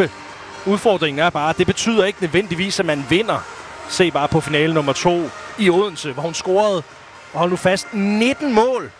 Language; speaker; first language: Danish; native; Danish